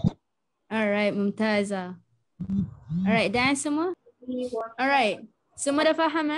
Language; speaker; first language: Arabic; non-native, fluent; Malay